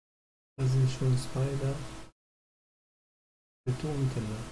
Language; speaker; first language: German; non-native, learner; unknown